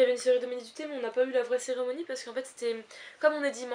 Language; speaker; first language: French; native; French